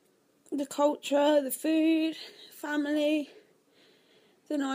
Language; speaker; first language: English; non-native, fluent; Arabic